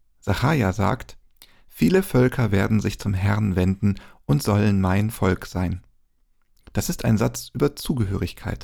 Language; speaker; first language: German; native; German